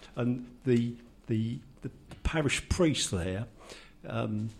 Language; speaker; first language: English; native; English